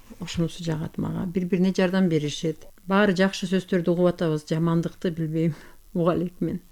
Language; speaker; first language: Kyrgyz; non-native, local second language; Turkish